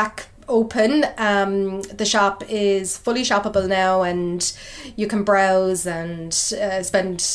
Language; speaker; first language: English; native; English